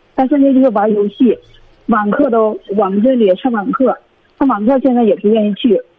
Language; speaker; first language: Chinese; native; Chinese